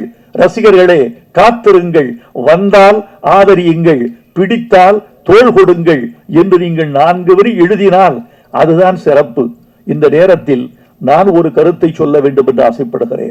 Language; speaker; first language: Tamil; native; Tamil